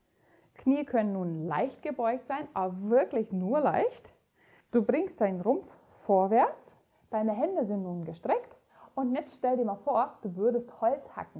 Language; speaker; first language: German; native; German